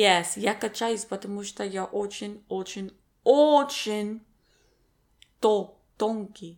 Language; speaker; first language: Russian; non-native, learner; English